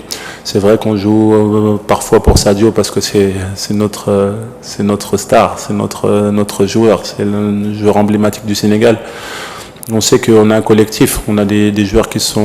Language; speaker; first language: French; native; French